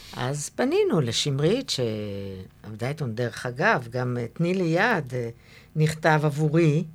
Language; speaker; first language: Hebrew; native; Hebrew